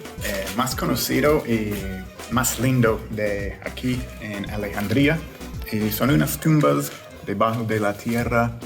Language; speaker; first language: Spanish; non-native, fluent; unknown